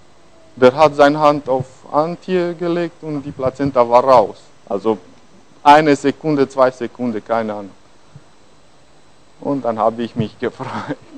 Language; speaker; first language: German; non-native, fluent; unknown